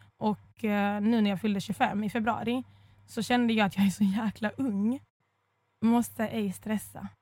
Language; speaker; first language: Swedish; early bilingual, other home language; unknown